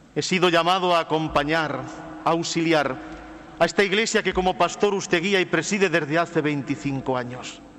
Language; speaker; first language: Spanish; native; Spanish